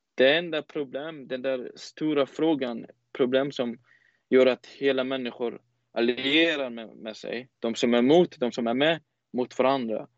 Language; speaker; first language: Swedish; non-native, fluent; Persian